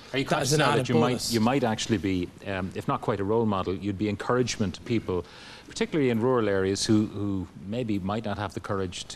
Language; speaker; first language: English; native; English